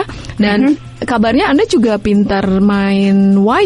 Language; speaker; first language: Indonesian; non-native, fluent; English